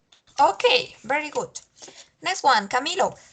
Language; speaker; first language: English; non-native, fluent; Spanish